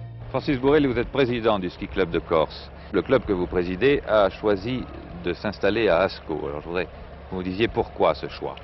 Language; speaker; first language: French; native; French